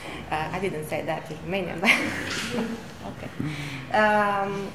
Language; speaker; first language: English; non-native, fluent; Romanian